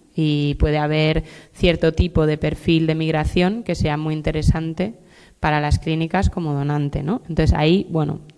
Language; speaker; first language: Spanish; native; Spanish